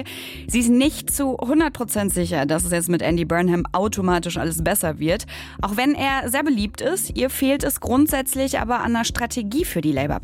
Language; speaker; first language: German; native; German